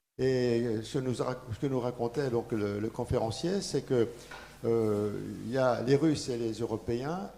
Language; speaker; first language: French; native; French